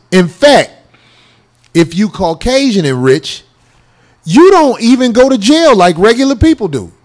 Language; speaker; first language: English; native; English